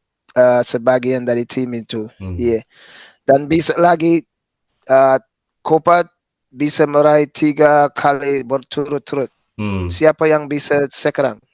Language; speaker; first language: Indonesian; non-native, fluent; English